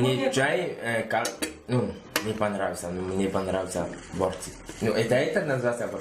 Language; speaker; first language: Russian; non-native, learner; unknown